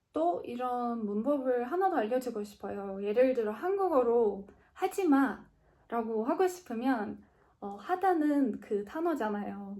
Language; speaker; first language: Korean; non-native, fluent; Turkish